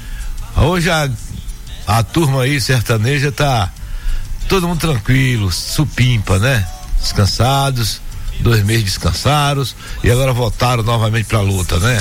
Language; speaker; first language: Portuguese; native; Portuguese